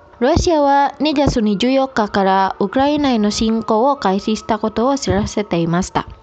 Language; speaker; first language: Japanese; non-native, fluent; Indonesian